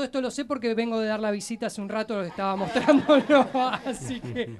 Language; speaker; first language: Spanish; native; Spanish